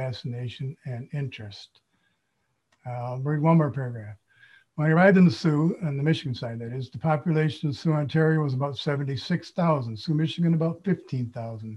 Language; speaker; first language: English; native; English